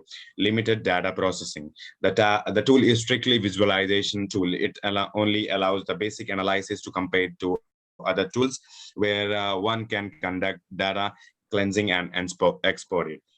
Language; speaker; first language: English; non-native, local second language; Urdu